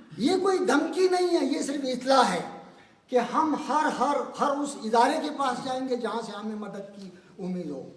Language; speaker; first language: Urdu; non-native, local second language; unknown